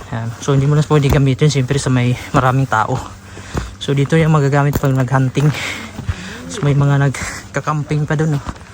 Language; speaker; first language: Filipino; native; Filipino